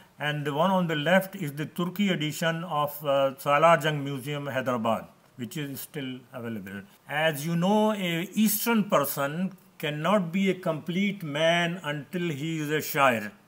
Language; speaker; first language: English; non-native, local second language; Urdu